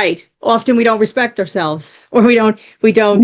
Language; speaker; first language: English; native; English